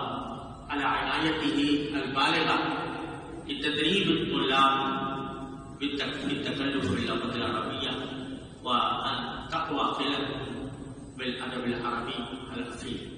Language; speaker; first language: Arabic; non-native, fluent; Urdu